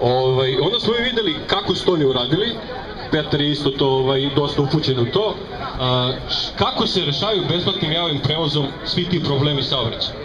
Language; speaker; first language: Serbian; native; Serbian